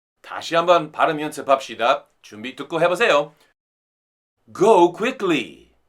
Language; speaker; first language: Korean; non-native, fluent; English